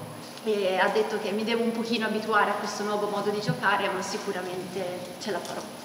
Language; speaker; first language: Italian; native; Italian